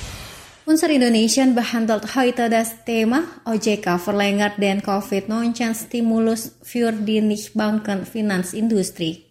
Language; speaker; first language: German; non-native, fluent; Indonesian